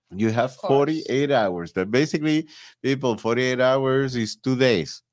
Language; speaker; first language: English; non-native, fluent; Spanish